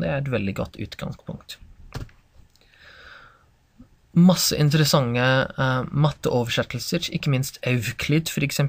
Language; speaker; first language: Norwegian; non-native, fluent; English